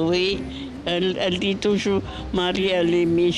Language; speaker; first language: French; non-native, local second language; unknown